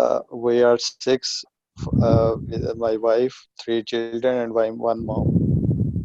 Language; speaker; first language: English; non-native, learner; Punjabi